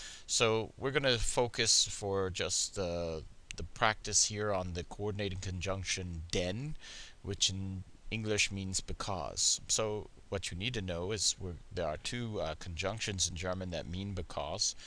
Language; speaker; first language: English; native; English